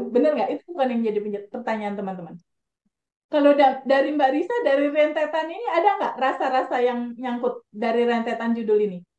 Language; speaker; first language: Indonesian; native; Indonesian